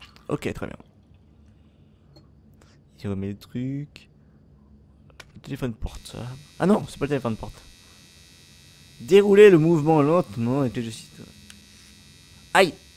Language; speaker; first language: French; native; French